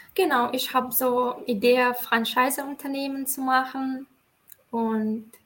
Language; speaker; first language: German; non-native, fluent; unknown